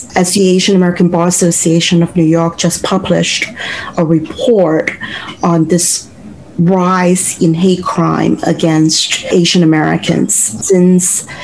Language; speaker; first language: English; non-native, local second language; Cantonese